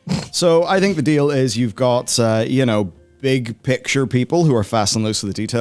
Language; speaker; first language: English; native; English